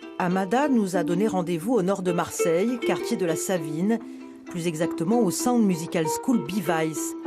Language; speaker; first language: French; native; French